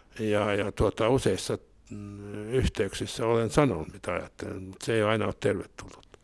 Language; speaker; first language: Finnish; non-native, local second language; Swedish